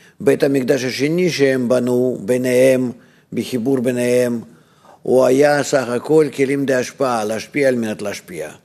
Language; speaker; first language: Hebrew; non-native, fluent; Russian